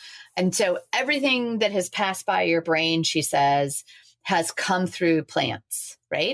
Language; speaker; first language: English; native; English